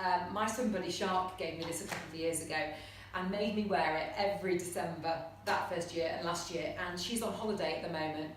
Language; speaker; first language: English; native; English